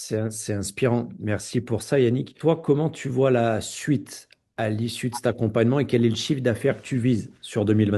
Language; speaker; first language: French; native; French